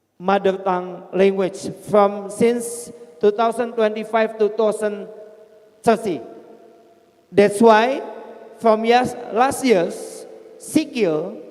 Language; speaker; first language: English; non-native, fluent; Indonesian